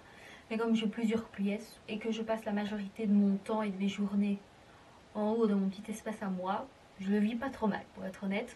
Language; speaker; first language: French; native; French